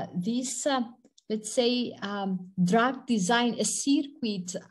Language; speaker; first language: English; non-native, fluent; Greek